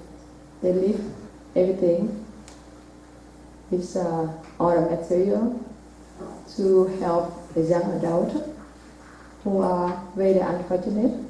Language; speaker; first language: English; non-native, learner; Vietnamese